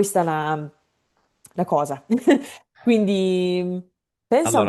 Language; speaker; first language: Italian; non-native, fluent; English